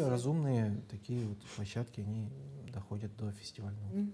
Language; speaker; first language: Russian; native; Russian